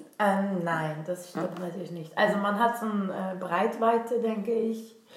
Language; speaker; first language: German; non-native, fluent; Turkish